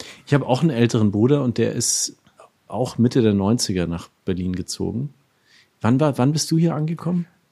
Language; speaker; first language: German; native; German